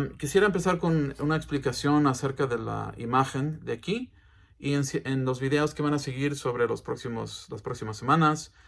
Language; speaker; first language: Spanish; early bilingual, heritage; English